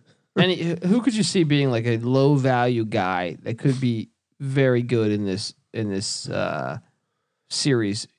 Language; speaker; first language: English; native; English